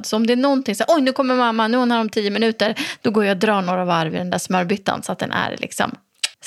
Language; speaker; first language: Swedish; native; Swedish